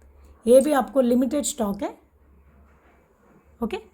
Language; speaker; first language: Hindi; non-native, local second language; Telugu